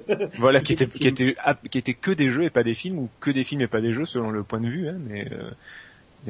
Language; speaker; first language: French; native; French